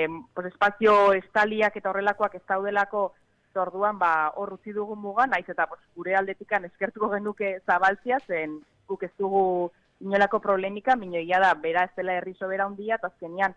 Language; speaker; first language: Basque; native; Basque